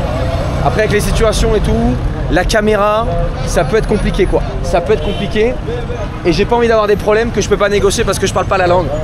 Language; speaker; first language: French; native; French